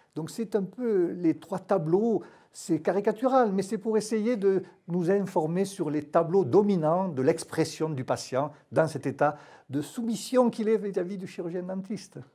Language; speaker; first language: French; native; French